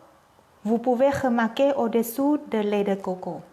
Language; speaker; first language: French; non-native, learner; Thai